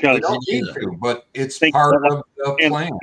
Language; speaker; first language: English; native; English